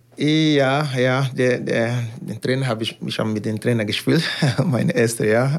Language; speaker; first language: German; non-native, learner; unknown